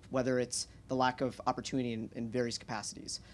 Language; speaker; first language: English; native; English